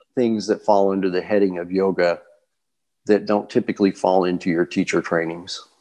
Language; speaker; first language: English; native; English